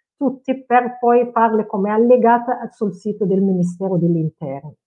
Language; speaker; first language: Italian; non-native, fluent; Arabic